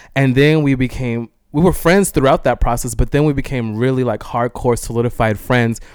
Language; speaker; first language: English; native; English